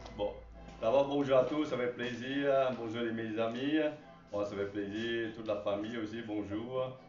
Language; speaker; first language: French; non-native, learner; Chinese